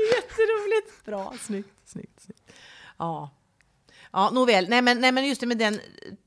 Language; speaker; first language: Swedish; native; Swedish